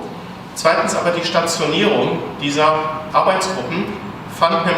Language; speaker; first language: German; native; German